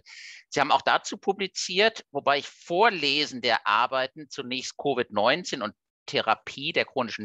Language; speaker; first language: German; native; German